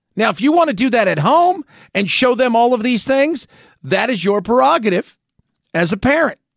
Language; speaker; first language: English; early bilingual, other home language; Spanish